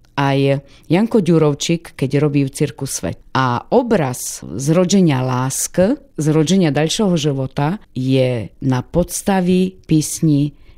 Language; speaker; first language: Slovak; non-native, local second language; Rusyn